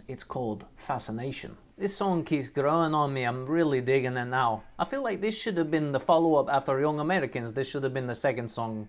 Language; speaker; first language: English; native; English